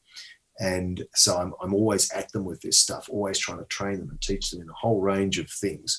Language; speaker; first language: English; native; English